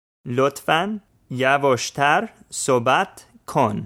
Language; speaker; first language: Persian; non-native, learner; English